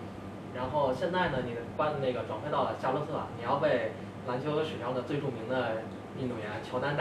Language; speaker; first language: Chinese; native; Chinese